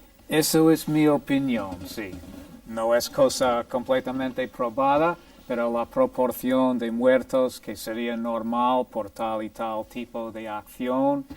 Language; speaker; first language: Spanish; non-native, fluent; English